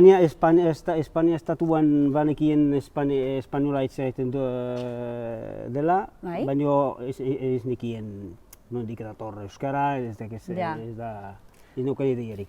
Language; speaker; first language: Basque; non-native, fluent; Arabic